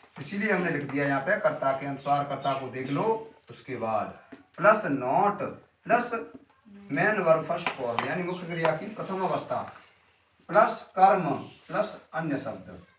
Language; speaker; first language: Hindi; native; Hindi